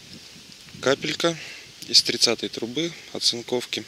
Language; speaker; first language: Russian; native; Russian